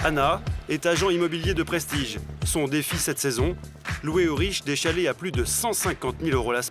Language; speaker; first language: French; native; French